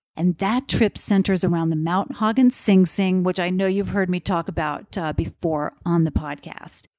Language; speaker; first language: English; native; English